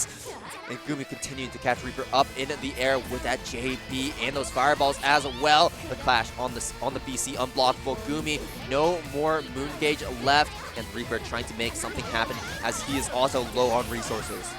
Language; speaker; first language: English; native; English